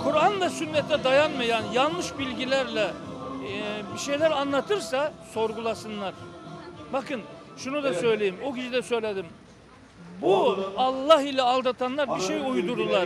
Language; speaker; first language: Turkish; native; Turkish